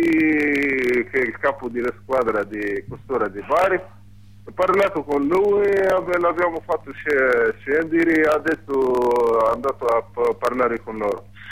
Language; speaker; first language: Italian; non-native, learner; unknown